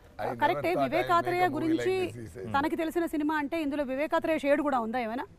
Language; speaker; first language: Telugu; native; Telugu